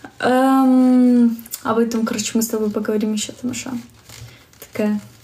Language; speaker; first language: Russian; native; Russian